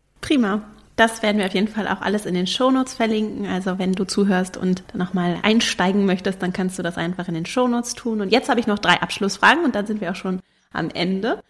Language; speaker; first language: German; native; German